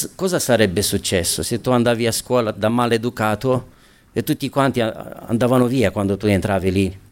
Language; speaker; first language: Italian; non-native, fluent; Romanian